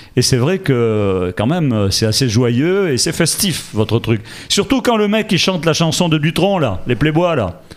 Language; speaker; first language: French; native; French